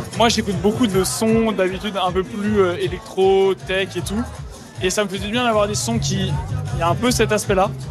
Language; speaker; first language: French; native; French